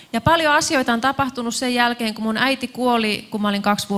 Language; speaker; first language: Finnish; native; Finnish